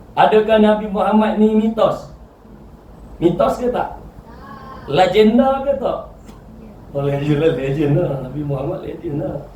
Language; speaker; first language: Malay; native; Malay